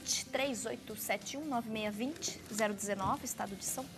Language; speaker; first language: Portuguese; native; Portuguese